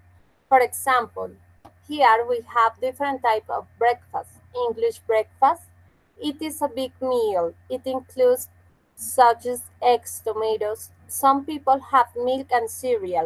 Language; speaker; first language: English; non-native, fluent; Spanish